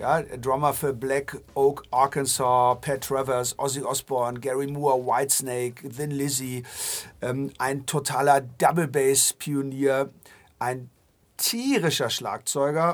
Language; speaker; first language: German; native; German